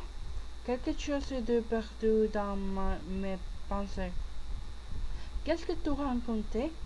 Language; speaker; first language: French; non-native, learner; Spanish